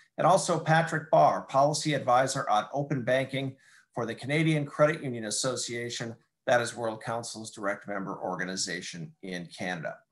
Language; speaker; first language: English; native; English